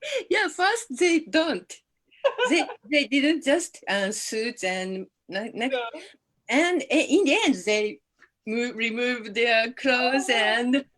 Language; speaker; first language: English; non-native, learner; Japanese